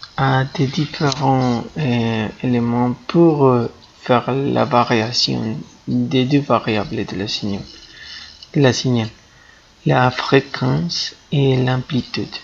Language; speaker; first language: French; non-native, fluent; Spanish